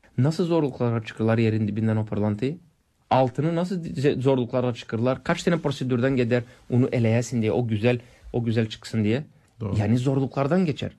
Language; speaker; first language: Turkish; non-native, fluent; English